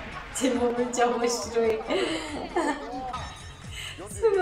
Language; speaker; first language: Japanese; non-native, learner; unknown